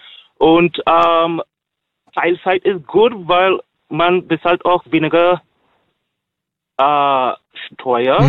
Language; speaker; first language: German; non-native, learner; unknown